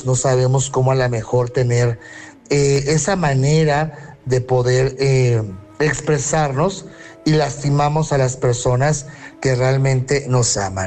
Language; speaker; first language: Spanish; native; Spanish